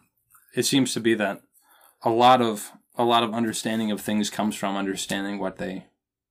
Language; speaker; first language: English; native; English